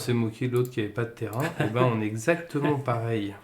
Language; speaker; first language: French; native; French